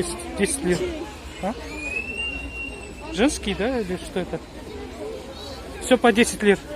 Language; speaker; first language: Russian; non-native, local second language; Kyrgyz